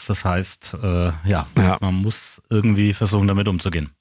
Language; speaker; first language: German; native; German